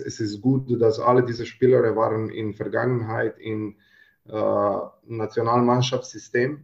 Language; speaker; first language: German; non-native, learner; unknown